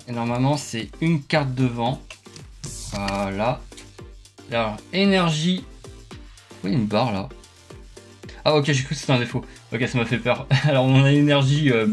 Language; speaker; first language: French; native; French